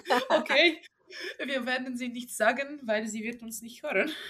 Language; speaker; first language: German; non-native, fluent; Russian